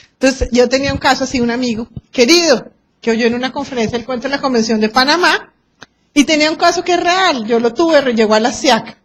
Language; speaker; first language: Spanish; native; Spanish